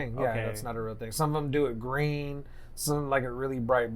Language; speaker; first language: English; native; English